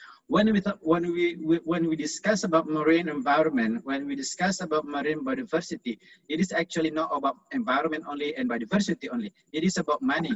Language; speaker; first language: English; non-native, fluent; Indonesian